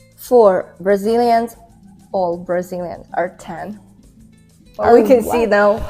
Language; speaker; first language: English; non-native, fluent; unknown